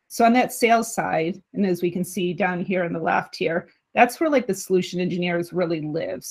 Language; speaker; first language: English; native; English